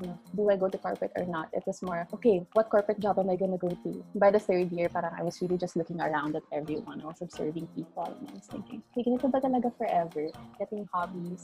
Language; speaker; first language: English; non-native, local second language; Cebuano